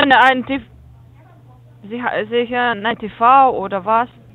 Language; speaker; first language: German; non-native, learner; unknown